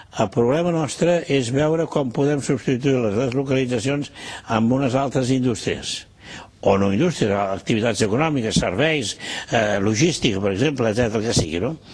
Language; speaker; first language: Catalan; native; Catalan